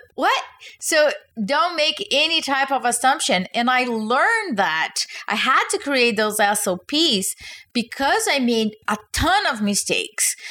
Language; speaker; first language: English; non-native, fluent; Portuguese